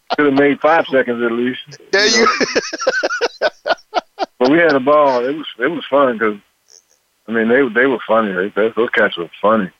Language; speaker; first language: English; native; English